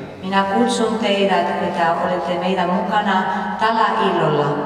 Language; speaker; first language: Finnish; non-native, fluent; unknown